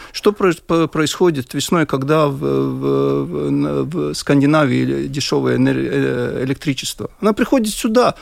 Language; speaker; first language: Russian; non-native, local second language; Latvian